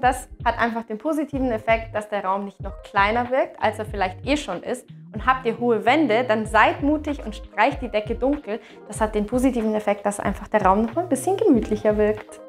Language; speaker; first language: German; native; German